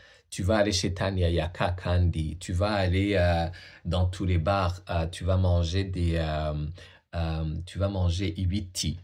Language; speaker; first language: French; native; French